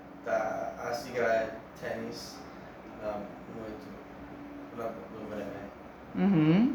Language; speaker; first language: Bulgarian; non-native, learner; English